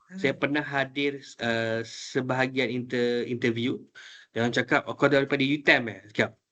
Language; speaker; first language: Malay; native; Malay